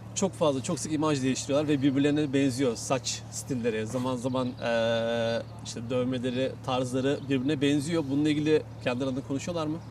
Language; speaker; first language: Turkish; native; Turkish